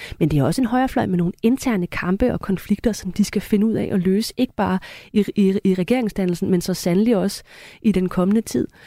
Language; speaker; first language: Danish; native; Danish